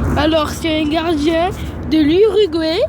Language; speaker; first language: French; native; French